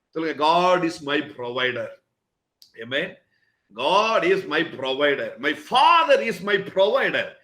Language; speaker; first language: English; non-native, local second language; Tamil